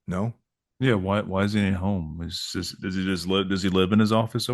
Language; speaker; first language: English; native; English